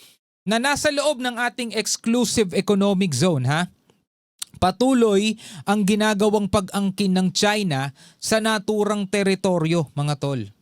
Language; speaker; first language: Filipino; native; Filipino